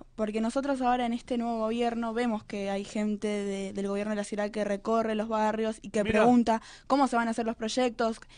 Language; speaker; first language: Spanish; native; Spanish